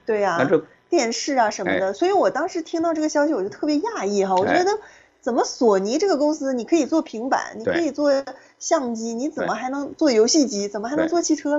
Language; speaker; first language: Chinese; native; Chinese